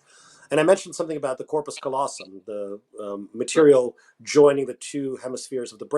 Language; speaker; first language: English; native; English